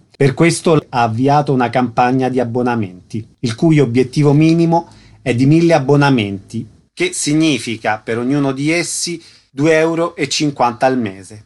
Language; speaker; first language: Italian; native; Italian